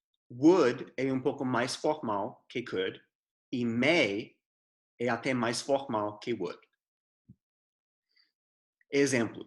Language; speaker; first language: Portuguese; non-native, fluent; English